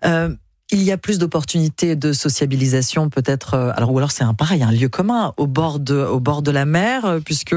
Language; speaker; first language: French; native; French